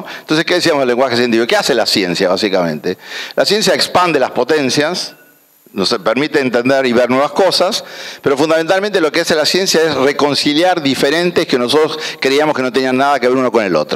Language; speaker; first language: Spanish; native; Spanish